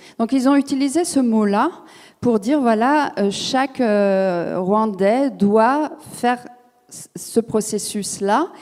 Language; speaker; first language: French; native; French